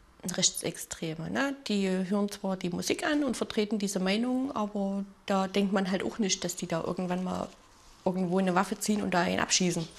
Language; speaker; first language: German; early bilingual, other home language; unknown